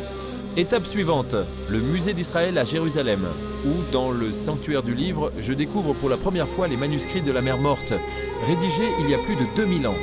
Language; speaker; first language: French; native; French